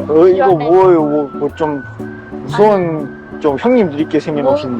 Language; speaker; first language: Korean; native; Korean